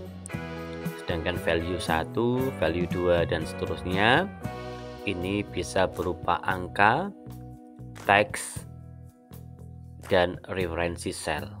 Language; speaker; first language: Indonesian; native; Indonesian